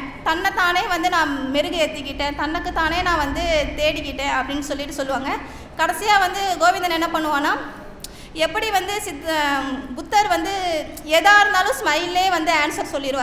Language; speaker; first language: Tamil; native; Tamil